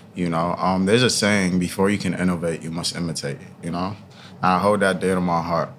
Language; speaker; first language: English; early bilingual, other home language; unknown